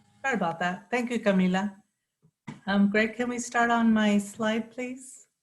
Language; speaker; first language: English; native; English